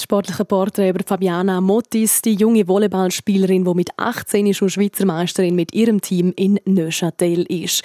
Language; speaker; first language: German; native; German